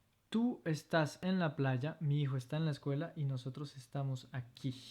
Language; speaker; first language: Spanish; non-native, fluent; French